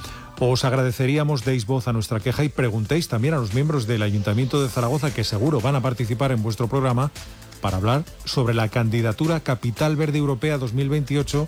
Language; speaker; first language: Spanish; native; Spanish